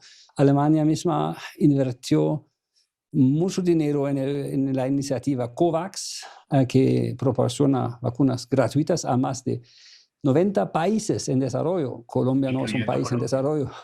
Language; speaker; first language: Spanish; non-native, fluent; German